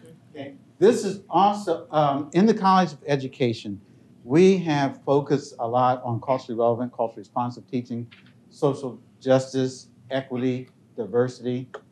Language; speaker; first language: English; native; English